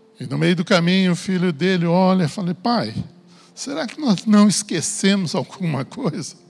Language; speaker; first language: Portuguese; native; Portuguese